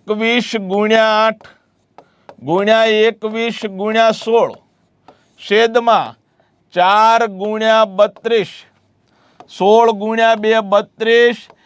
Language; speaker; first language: Gujarati; native; Gujarati